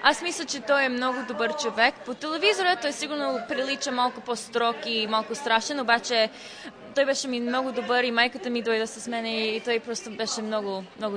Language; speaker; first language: Bulgarian; early bilingual, heritage; Bulgarian